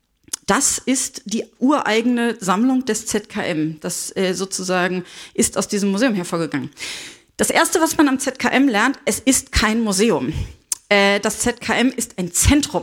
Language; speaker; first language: German; native; German